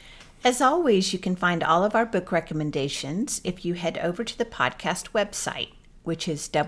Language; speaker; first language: English; native; English